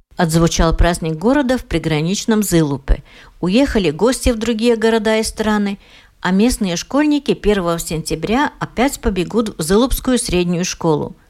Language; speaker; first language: Russian; non-native, local second language; Latvian